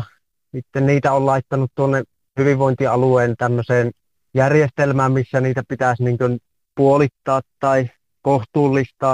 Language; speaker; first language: Finnish; native; Finnish